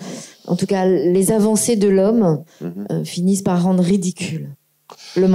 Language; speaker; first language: French; native; French